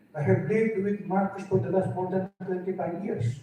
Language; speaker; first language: English; non-native, local second language; Filipino